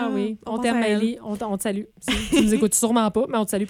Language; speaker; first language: French; native; French